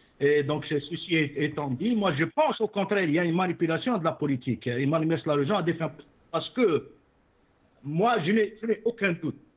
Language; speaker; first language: French; non-native, local second language; Arabic